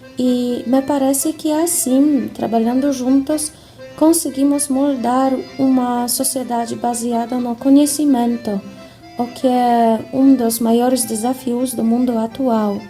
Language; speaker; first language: Portuguese; non-native, fluent; Polish